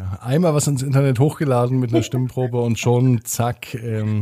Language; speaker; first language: German; native; German